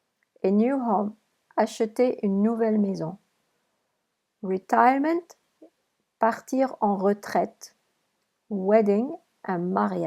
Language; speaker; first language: French; non-native, fluent; English